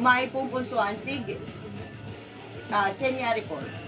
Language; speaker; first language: German; non-native, learner; Filipino